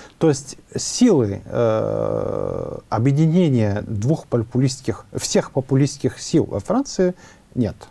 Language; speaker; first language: Russian; non-native, fluent; French